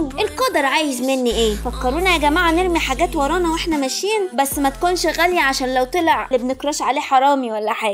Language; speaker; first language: Arabic; native; Arabic